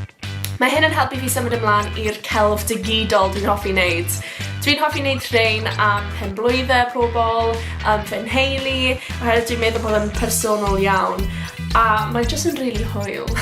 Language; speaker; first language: Welsh; non-native, local second language; English